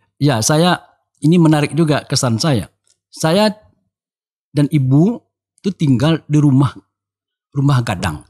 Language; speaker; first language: Indonesian; non-native, local second language; Minangkabau